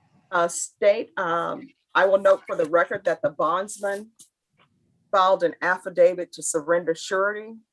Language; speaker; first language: English; native; English